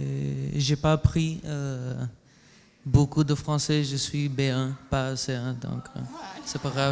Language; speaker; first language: French; non-native, learner; Spanish